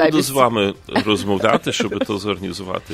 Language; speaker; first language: Ukrainian; early bilingual, heritage; Ukrainian